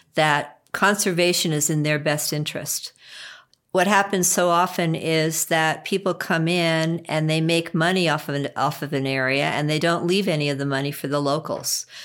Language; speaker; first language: English; native; English